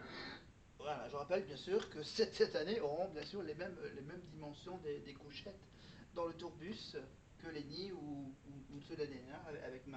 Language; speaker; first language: French; native; French